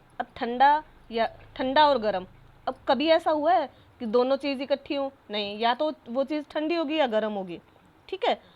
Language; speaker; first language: Hindi; native; Hindi